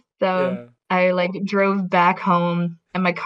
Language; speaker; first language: English; native; English